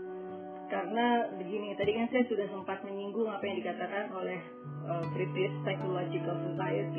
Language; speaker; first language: Indonesian; native; Indonesian